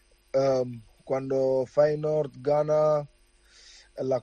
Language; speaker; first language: Spanish; non-native, fluent; Dutch